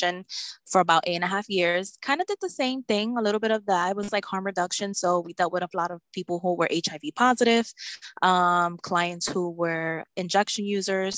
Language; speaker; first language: English; native; English